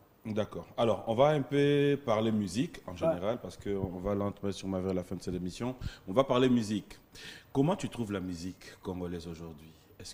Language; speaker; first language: French; non-native, local second language; Lingala